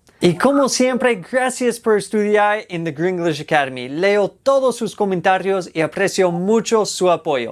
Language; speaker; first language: Spanish; non-native, fluent; English